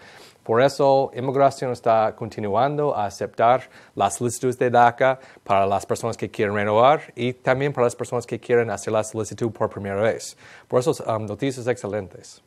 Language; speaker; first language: Spanish; non-native, fluent; English